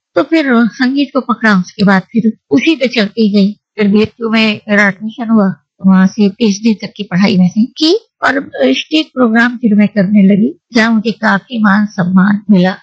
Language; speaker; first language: Hindi; native; Hindi